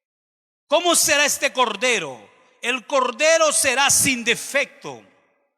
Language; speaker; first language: Spanish; native; Spanish